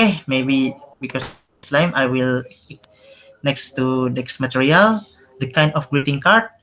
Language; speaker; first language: English; non-native, local second language; Indonesian